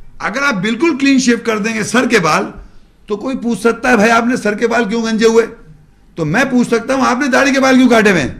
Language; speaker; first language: Urdu; native; Urdu